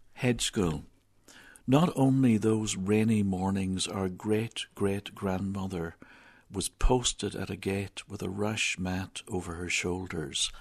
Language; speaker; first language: English; native; English